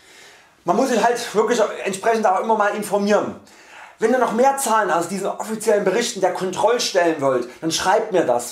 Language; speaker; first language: German; native; German